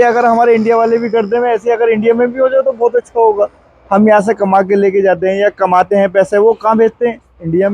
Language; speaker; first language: Hindi; native; Hindi